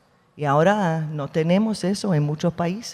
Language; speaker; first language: Spanish; non-native, fluent; English